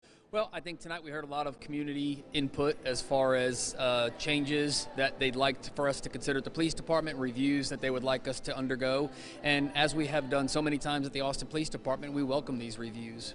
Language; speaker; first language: English; native; English